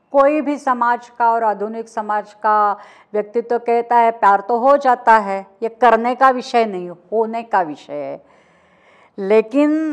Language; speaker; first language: Hindi; non-native, local second language; Marathi